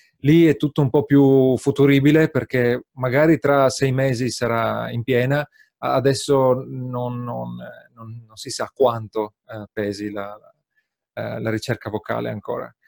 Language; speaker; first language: Italian; native; Italian